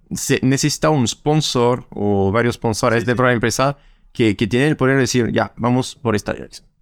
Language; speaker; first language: Spanish; non-native, fluent; French